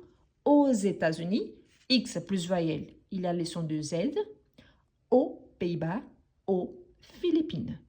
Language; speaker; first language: French; non-native, fluent; Portuguese